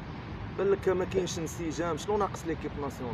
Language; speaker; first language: Arabic; native; Arabic